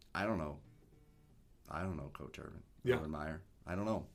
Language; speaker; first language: English; native; English